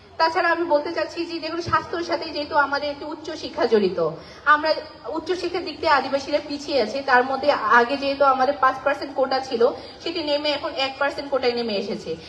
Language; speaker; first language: Bangla; non-native, local second language; Garo